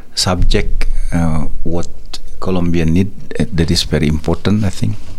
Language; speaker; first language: English; non-native, learner; Indonesian